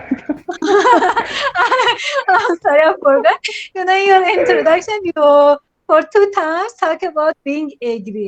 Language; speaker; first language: English; non-native, learner; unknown